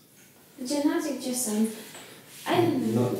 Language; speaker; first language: English; non-native, learner; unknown